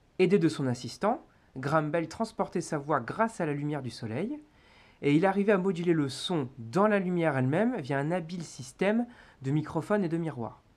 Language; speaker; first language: French; native; French